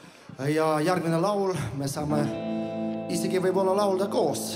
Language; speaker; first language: Estonian; non-native, fluent; Ukrainian